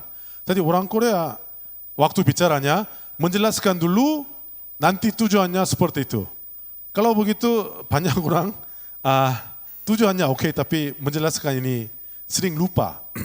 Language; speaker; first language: Indonesian; non-native, learner; Korean